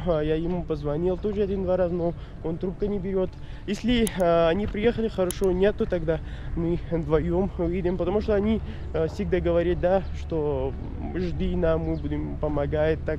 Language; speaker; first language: Russian; non-native, learner; Pashto